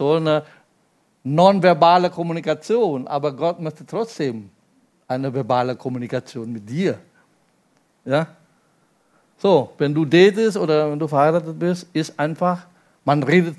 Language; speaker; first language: German; non-native, fluent; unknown